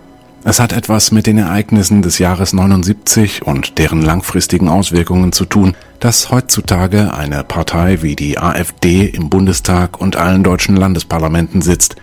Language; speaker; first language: German; native; German